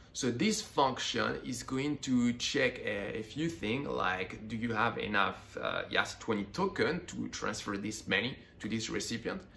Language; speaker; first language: English; non-native, fluent; French